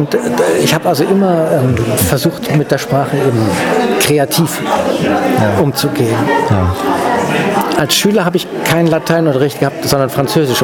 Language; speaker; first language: German; native; German